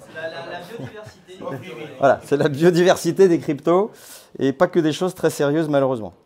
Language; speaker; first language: French; native; French